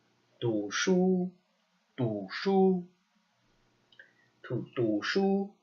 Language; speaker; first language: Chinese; non-native, fluent; English